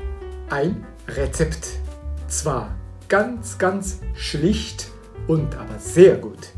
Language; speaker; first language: German; non-native, fluent; Japanese